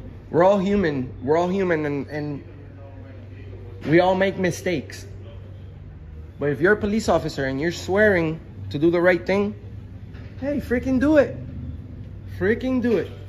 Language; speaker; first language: English; early bilingual, other home language; Spanish